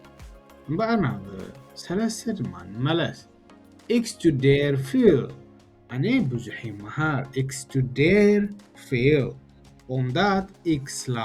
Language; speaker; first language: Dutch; non-native, learner; Tigrinya